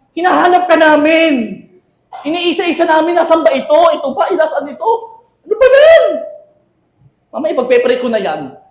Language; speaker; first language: Filipino; native; Filipino